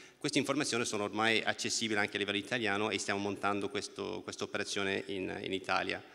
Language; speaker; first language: Italian; non-native, fluent; English